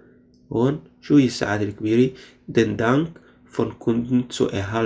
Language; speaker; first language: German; non-native, fluent; Arabic